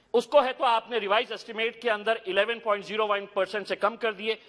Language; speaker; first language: Hindi; non-native, local second language; Urdu